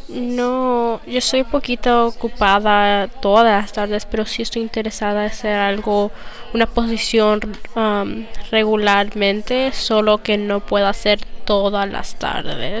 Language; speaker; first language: Spanish; non-native, learner; English